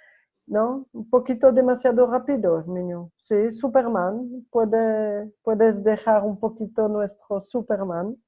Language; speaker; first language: Spanish; non-native, learner; French